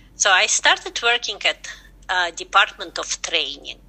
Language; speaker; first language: English; non-native, fluent; Russian